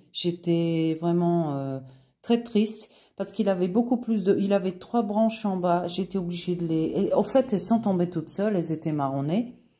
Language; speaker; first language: French; non-native, fluent; Portuguese